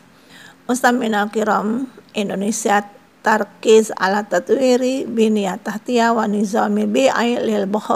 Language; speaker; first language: Arabic; non-native, learner; Indonesian